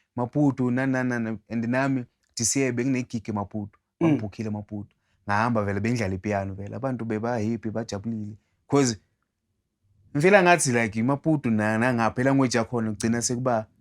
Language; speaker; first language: Zulu; non-native, fluent; Tsonga